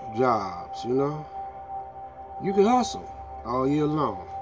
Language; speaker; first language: English; native; English